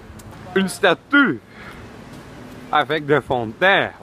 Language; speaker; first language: French; non-native, learner; Dutch